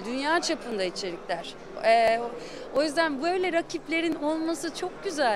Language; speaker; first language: Turkish; native; Turkish